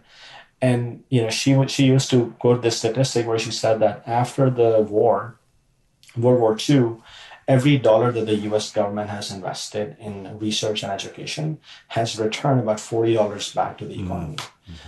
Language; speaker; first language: English; non-native, local second language; Urdu